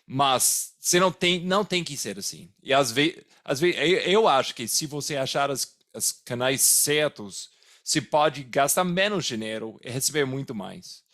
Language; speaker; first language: Portuguese; non-native, fluent; English